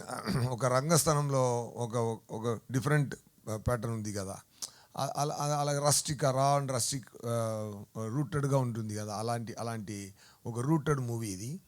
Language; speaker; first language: Telugu; non-native, learner; Tamil